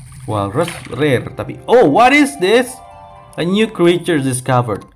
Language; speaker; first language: English; non-native, learner; Indonesian